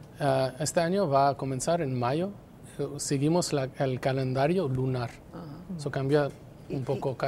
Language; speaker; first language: Spanish; non-native, fluent; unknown